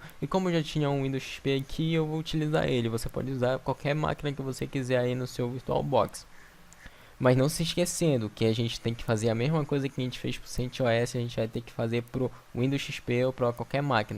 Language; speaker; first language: Portuguese; native; Portuguese